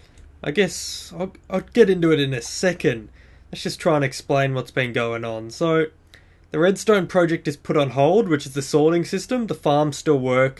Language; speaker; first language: English; native; English